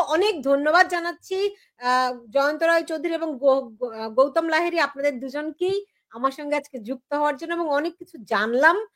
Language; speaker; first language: Bangla; native; Bangla